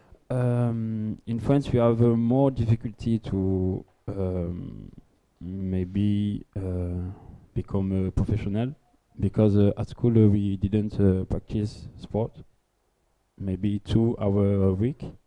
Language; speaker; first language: English; non-native, learner; French